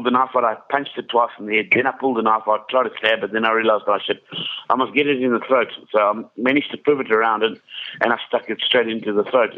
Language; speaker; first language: English; native; English